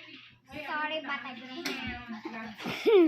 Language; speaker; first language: English; non-native, local second language; Filipino